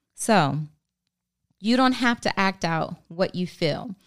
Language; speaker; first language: English; native; English